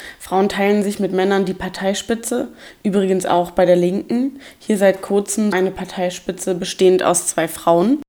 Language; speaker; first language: German; native; German